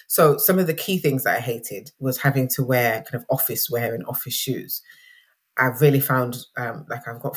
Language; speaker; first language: English; native; English